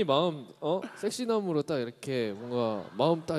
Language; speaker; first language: Korean; native; Korean